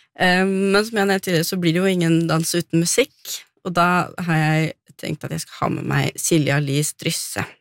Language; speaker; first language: Norwegian; native; Norwegian